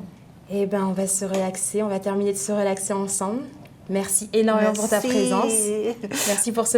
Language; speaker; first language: French; native; French